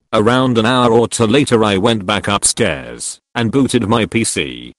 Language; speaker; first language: English; early bilingual, other home language; Serbian